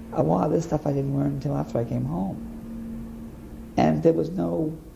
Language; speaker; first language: English; native; English